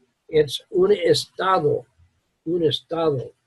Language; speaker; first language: Spanish; non-native, learner; English